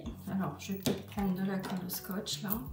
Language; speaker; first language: French; native; French